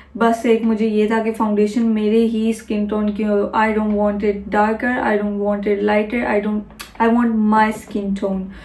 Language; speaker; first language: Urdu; early bilingual, heritage; Urdu